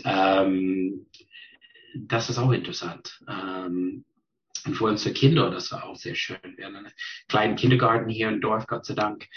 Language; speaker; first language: German; non-native, fluent; English